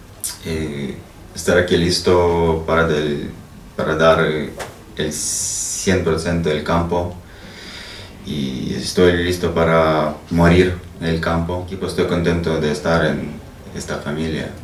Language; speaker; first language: Spanish; non-native, learner; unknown